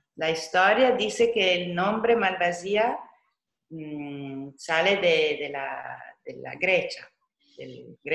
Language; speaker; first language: Spanish; non-native, fluent; Italian